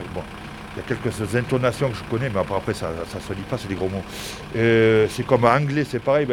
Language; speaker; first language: French; native; French